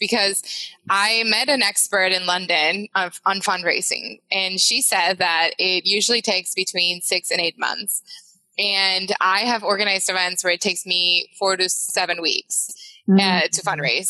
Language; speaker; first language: English; non-native, fluent; Spanish